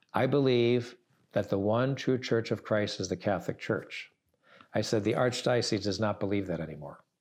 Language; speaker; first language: English; early bilingual, other home language; Italian